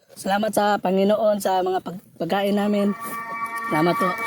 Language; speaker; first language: Filipino; non-native, local second language; Cebuano